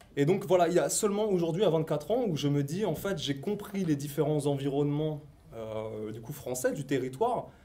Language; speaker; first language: French; early bilingual, other home language; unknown